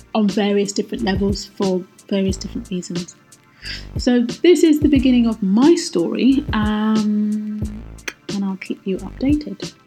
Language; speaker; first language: English; native; English